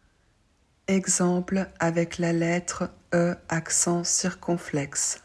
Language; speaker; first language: French; native; French